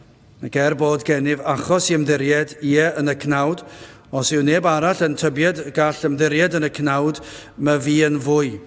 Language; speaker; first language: Welsh; native; Welsh